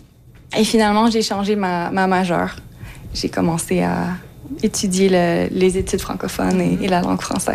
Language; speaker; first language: French; native; French